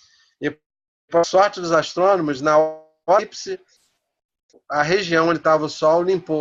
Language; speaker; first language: Portuguese; native; Portuguese